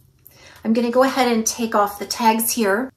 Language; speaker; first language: English; native; English